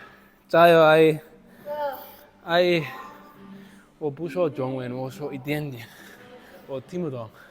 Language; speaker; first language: Chinese; non-native, learner; English